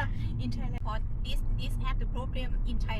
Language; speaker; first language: English; non-native, learner; Thai